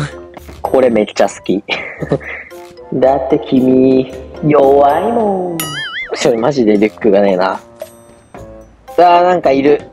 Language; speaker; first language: Japanese; native; Japanese